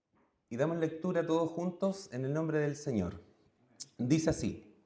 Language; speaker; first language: Spanish; native; Spanish